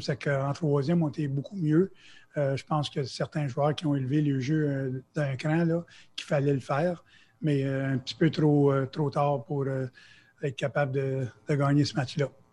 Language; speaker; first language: French; native; French